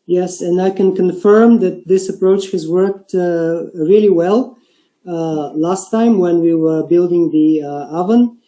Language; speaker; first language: English; non-native, fluent; Bulgarian